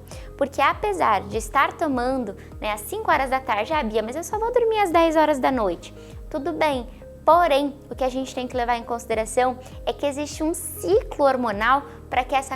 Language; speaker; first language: Portuguese; native; Portuguese